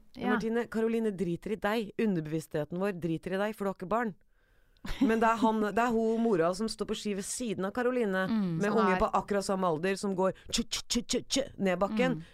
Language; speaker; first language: Norwegian; early bilingual, other home language; Persian